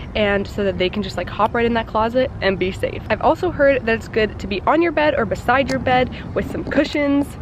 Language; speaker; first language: English; native; English